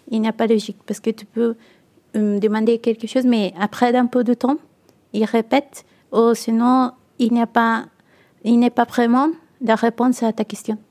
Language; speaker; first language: French; non-native, learner; Italian